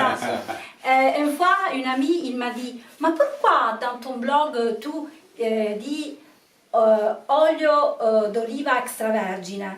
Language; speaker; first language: French; non-native, learner; Italian